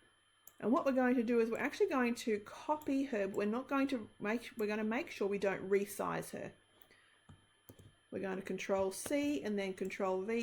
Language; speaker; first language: English; native; English